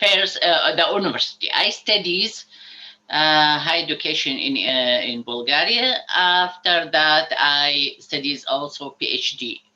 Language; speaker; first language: English; non-native, learner; Arabic